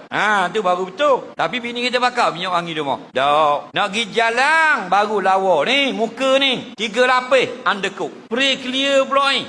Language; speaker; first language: Malay; native; Malay